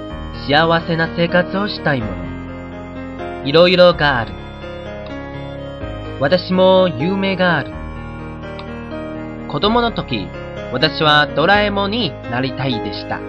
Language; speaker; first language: Japanese; non-native, learner; Chinese